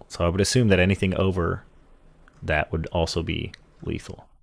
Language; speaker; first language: English; native; English